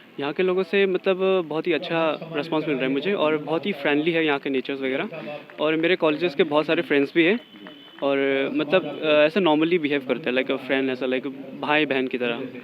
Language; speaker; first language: Hindi; non-native, local second language; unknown